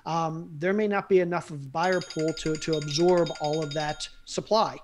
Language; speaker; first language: English; native; English